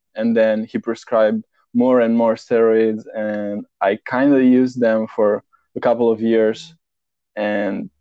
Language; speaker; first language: English; non-native, fluent; Romanian